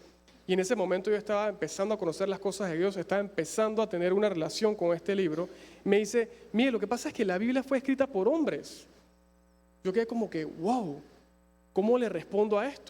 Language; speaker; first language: Spanish; native; Spanish